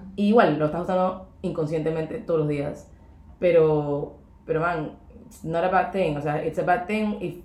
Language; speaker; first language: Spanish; native; Spanish